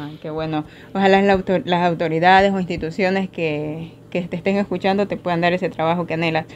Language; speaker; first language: Spanish; native; Spanish